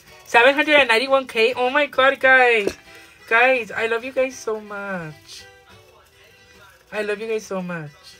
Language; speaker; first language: English; early bilingual, other home language; Spanish